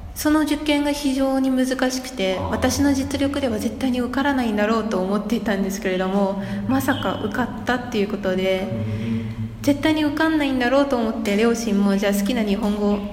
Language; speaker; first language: Japanese; non-native, fluent; Chinese